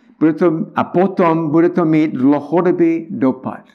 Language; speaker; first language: Czech; non-native, learner; English